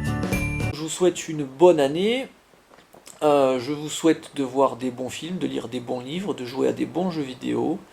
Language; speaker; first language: French; native; French